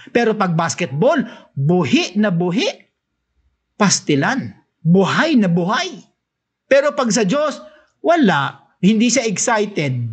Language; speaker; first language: Filipino; non-native, local second language; Cebuano